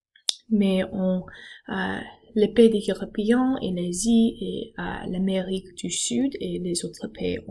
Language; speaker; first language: French; non-native, learner; English